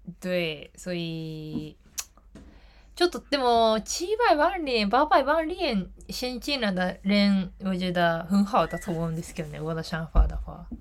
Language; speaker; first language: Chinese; non-native, learner; Japanese